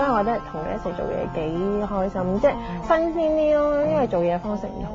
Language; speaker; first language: Cantonese; early bilingual, heritage; Cantonese